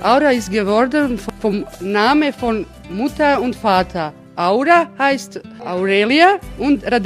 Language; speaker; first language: German; non-native, learner; Croatian